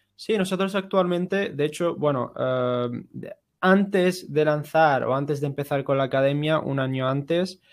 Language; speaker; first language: Spanish; native; Spanish